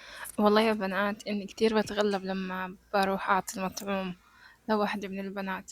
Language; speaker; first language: Arabic; native; Arabic